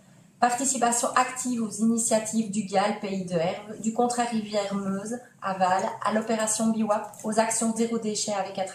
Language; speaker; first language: French; native; French